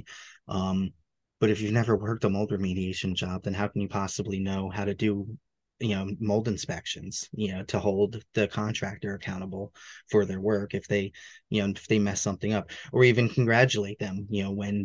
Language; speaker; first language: English; native; English